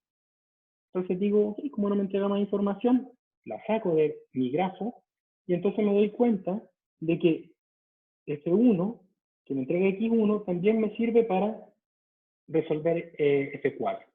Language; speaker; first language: Spanish; native; Spanish